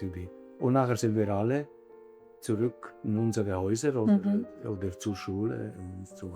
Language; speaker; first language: German; early bilingual, other home language; Italian